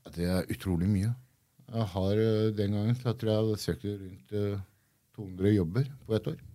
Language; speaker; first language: Norwegian; early bilingual, other home language; Kurdish